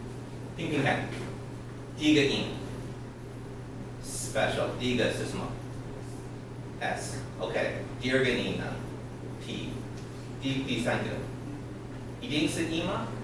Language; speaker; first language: Chinese; non-native, learner; English